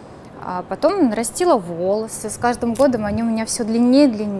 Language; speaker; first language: Russian; native; Russian